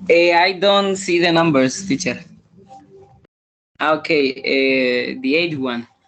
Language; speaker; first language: English; non-native, learner; Spanish